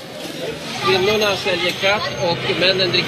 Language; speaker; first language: Swedish; native; Swedish